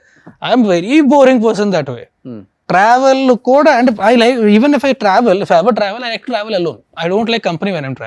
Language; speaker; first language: Telugu; native; Telugu